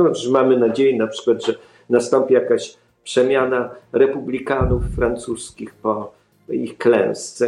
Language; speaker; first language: Polish; native; Polish